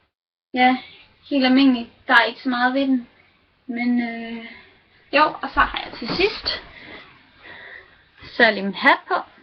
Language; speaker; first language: Danish; native; Danish